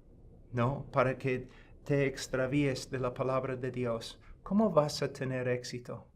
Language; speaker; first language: Spanish; non-native, fluent; English